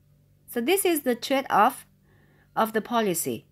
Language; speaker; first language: English; non-native, fluent; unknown